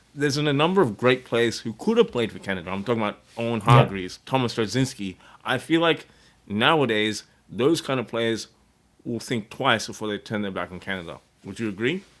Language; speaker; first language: English; native; English